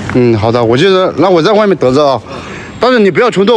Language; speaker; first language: Chinese; native; Chinese